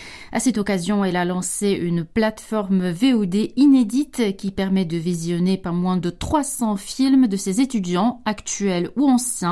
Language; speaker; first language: French; native; French